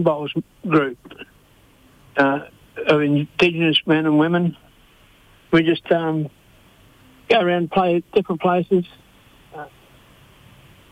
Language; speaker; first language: English; native; English